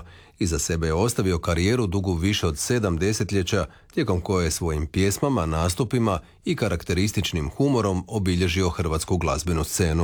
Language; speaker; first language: Serbian; native; Serbian